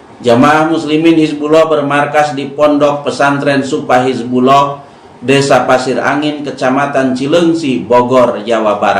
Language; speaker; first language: Indonesian; native; Indonesian